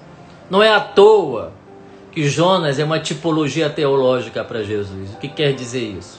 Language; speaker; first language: Portuguese; native; Portuguese